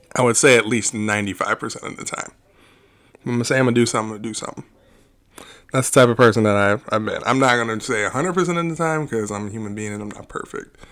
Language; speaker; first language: English; native; English